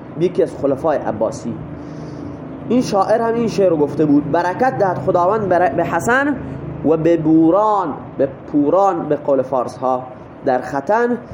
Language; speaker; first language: Persian; non-native, local second language; Baluchi